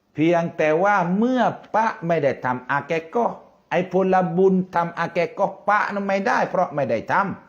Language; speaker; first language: Thai; non-native, local second language; Malay